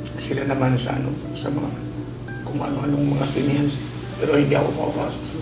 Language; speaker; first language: Filipino; non-native, local second language; Waray